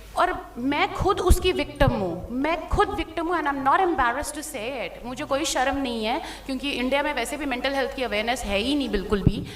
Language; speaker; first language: Hindi; native; Hindi